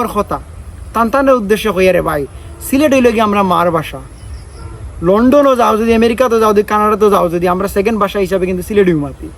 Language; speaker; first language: Bangla; non-native, local second language; Sylheti